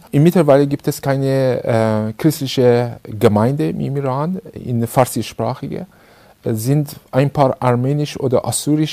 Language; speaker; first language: German; non-native, fluent; Persian